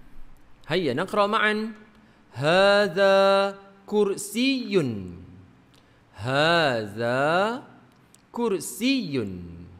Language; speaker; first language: Arabic; non-native, fluent; Malay